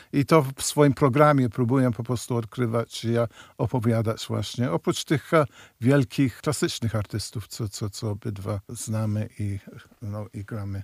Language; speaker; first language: Polish; early bilingual, heritage; Polish